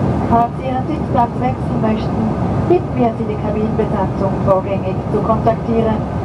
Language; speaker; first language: German; native; German